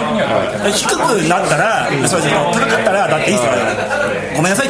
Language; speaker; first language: Japanese; native; Japanese